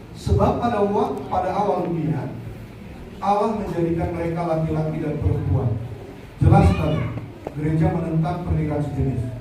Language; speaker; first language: Indonesian; native; Indonesian